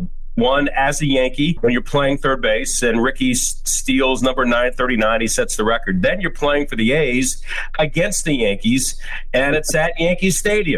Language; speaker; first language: English; native; English